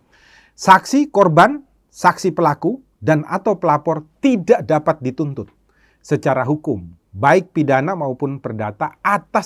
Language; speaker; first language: Indonesian; native; Indonesian